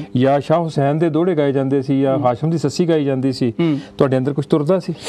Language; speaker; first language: Punjabi; native; Punjabi